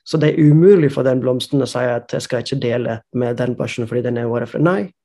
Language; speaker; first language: Norwegian; non-native, fluent; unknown